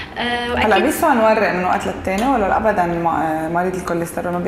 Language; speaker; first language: Arabic; native; Arabic